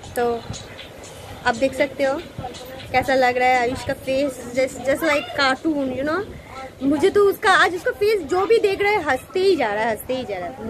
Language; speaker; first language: Hindi; non-native, local second language; Bangla